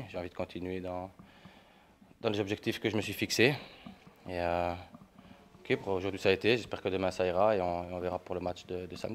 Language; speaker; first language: French; native; French